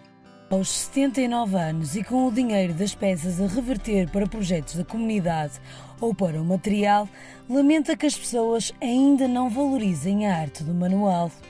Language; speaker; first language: Portuguese; native; Portuguese